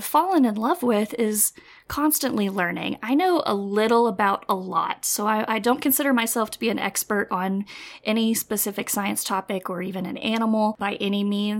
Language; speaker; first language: English; native; English